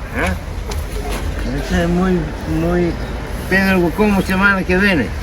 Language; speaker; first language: Spanish; non-native, learner; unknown